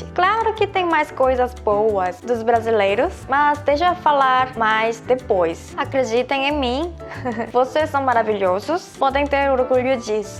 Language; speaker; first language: Portuguese; non-native, fluent; Korean